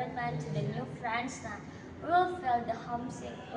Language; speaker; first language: English; non-native, learner; Indonesian